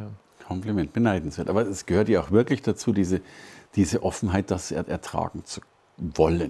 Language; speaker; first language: German; native; German